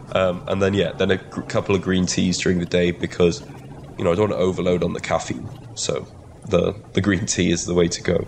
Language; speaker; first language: English; non-native, local second language; Welsh